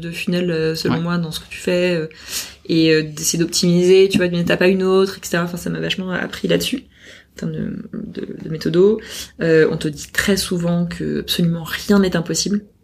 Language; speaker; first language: French; native; French